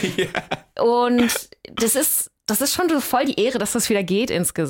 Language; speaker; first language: German; native; German